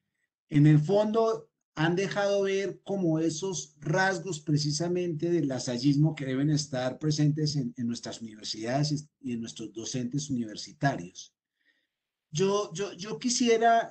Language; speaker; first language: Spanish; native; Spanish